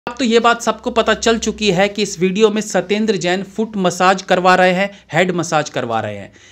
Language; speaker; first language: Hindi; native; Hindi